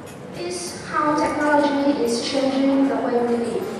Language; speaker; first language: English; non-native, fluent; Vietnamese